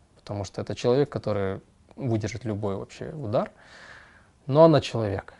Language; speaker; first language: Russian; non-native, local second language; Kyrgyz